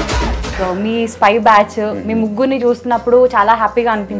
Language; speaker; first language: Telugu; native; Telugu